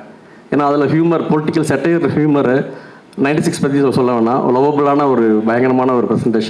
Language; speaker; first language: Tamil; native; Tamil